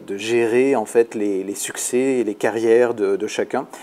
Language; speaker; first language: French; native; French